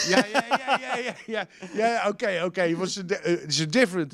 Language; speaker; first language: English; non-native, learner; Dutch